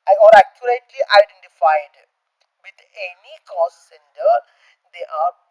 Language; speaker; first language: English; non-native, local second language; Malayalam